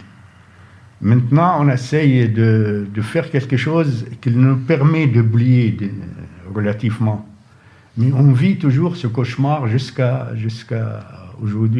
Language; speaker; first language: French; non-native, fluent; Arabic